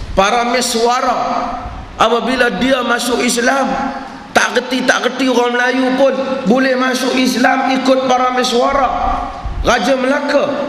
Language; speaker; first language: Malay; native; Malay